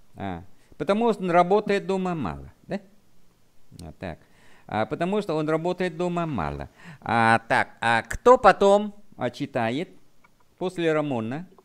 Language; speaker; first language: Russian; non-native, fluent; Vietnamese